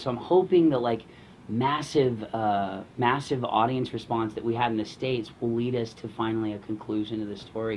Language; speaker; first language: English; native; English